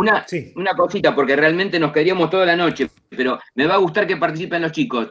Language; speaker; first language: Spanish; native; Spanish